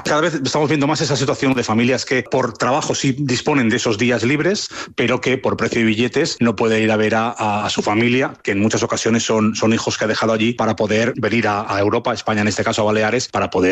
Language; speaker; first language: Spanish; native; Spanish